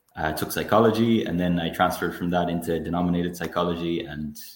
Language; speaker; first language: English; native; English